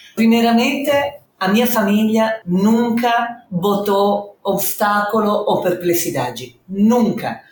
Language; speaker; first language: Portuguese; non-native, fluent; Italian